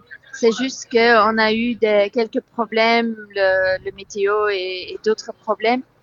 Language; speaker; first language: French; non-native, fluent; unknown